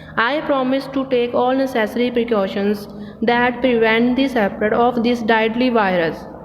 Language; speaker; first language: English; non-native, local second language; Punjabi